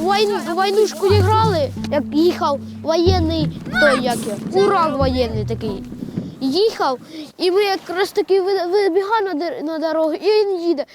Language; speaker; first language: Ukrainian; native; Ukrainian